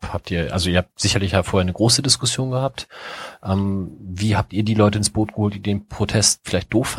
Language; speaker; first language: German; native; German